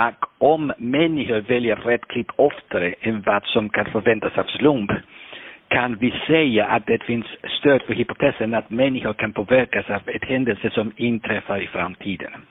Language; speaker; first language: Swedish; non-native, fluent; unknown